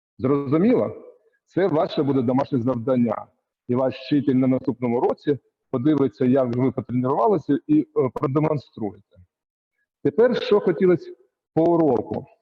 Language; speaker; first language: Ukrainian; native; Ukrainian